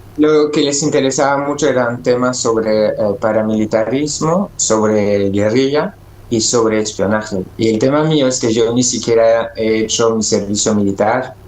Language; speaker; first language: Spanish; early bilingual, other home language; French